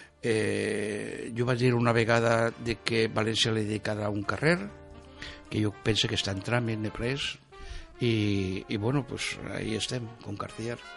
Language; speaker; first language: Catalan; native; Catalan